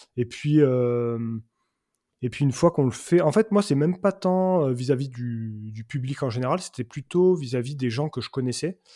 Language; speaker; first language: French; native; French